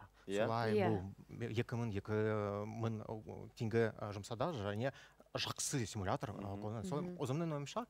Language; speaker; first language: Kazakh; non-native, local second language; Russian